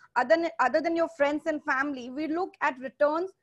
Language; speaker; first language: English; non-native, local second language; Hindi